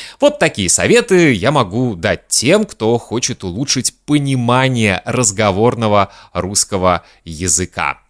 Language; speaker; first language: Russian; native; Russian